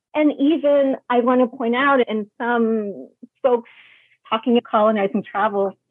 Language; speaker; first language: English; native; English